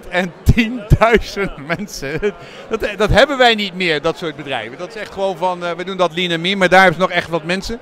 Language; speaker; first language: Dutch; native; Dutch